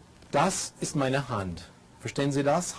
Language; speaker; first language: German; non-native, fluent; English